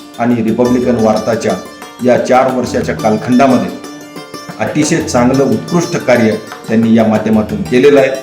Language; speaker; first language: Marathi; native; Marathi